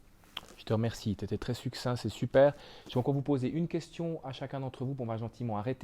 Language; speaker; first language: French; native; French